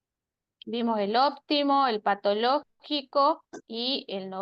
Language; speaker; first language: Spanish; native; Spanish